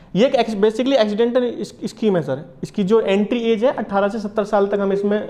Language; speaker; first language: Hindi; native; Hindi